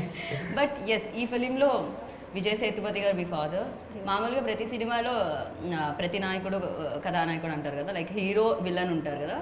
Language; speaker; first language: Telugu; native; Telugu